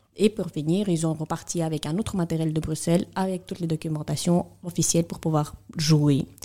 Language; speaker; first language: French; non-native, fluent; Russian